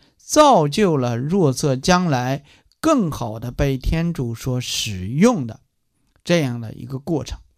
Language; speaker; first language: Chinese; native; Chinese